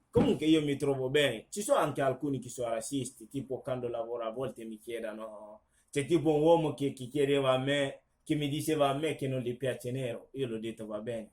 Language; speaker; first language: Italian; non-native, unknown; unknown